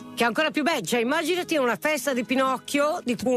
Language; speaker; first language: Italian; native; Italian